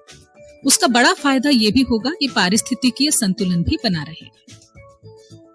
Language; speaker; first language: Hindi; native; Hindi